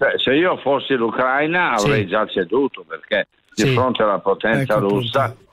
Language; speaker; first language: Italian; native; Italian